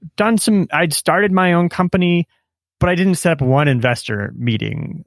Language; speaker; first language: English; native; English